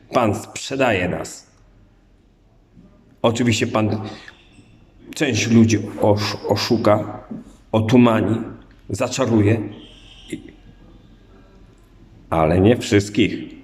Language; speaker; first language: Polish; native; Polish